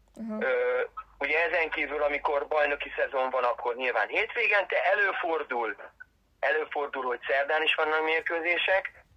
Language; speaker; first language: Hungarian; native; Hungarian